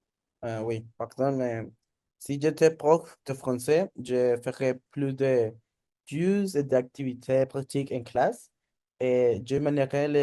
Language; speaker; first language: French; non-native, learner; Spanish